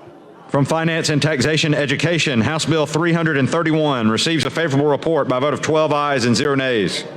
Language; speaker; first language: English; native; English